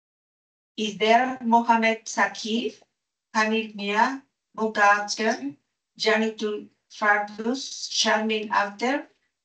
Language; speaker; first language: English; non-native, learner; Spanish